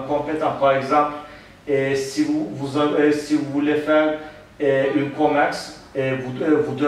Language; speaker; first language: French; non-native, learner; Turkish